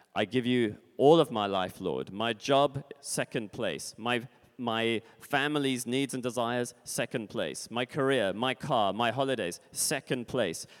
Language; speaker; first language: English; native; English